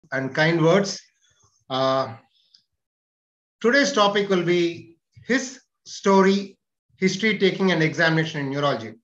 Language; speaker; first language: English; non-native, local second language; Telugu